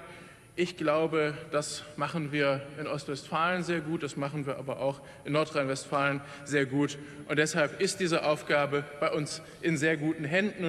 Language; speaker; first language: German; native; German